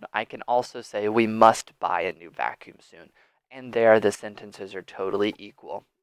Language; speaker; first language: English; native; English